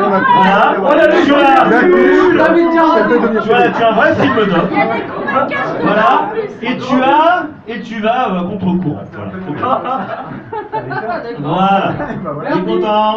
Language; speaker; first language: French; native; French